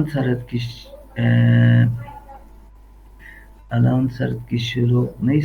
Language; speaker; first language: Persian; non-native, learner; Urdu